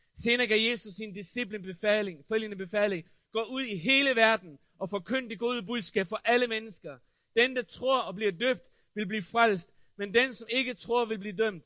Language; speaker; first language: Danish; native; Danish